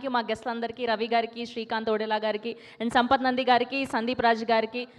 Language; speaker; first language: Telugu; native; Telugu